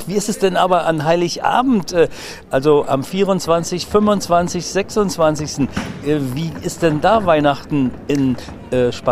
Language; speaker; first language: German; native; German